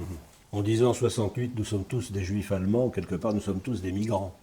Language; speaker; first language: French; native; French